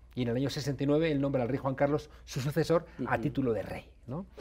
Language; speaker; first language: Spanish; native; Spanish